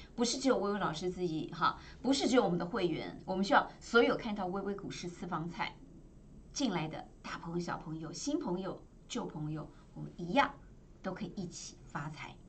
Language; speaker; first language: Chinese; native; Chinese